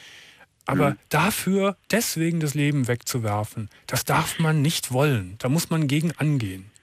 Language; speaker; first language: German; native; German